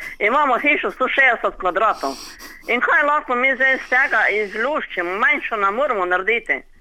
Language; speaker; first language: Slovenian; native; Slovenian